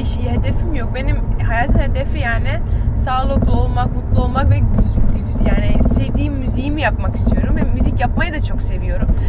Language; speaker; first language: Turkish; early bilingual, heritage; Turkish